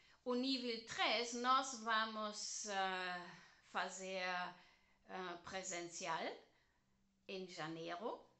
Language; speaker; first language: Portuguese; non-native, learner; German